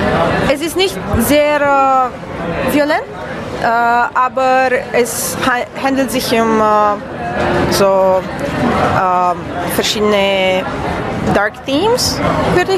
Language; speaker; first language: German; non-native, fluent; Romanian